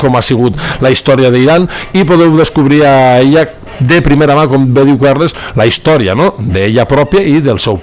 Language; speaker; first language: Catalan; native; Catalan